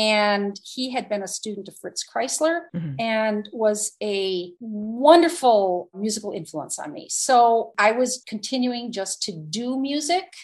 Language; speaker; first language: English; native; English